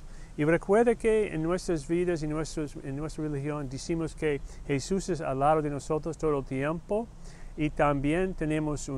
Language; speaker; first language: Spanish; non-native, fluent; English